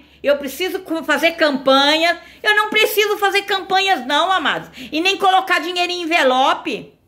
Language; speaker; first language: Portuguese; native; Portuguese